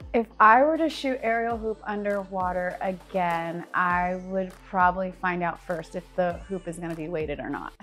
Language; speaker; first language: English; native; English